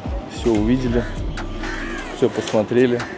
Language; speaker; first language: Russian; native; Russian